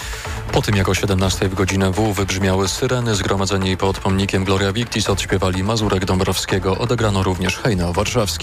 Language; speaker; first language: Polish; native; Polish